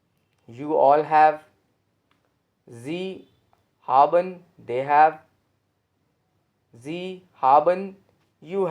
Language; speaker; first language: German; non-native, learner; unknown